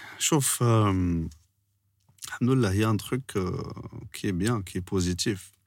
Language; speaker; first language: French; non-native, local second language; Arabic